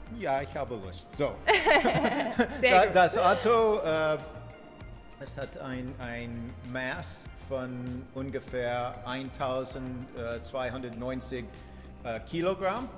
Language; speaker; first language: German; non-native, fluent; English